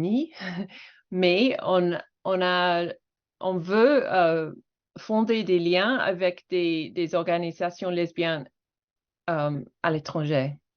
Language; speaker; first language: French; non-native, fluent; English